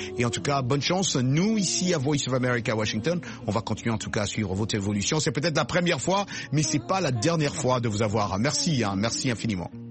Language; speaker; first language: French; non-native, local second language; Lingala